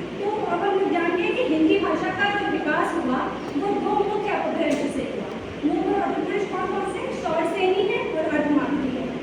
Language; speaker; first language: Hindi; native; Hindi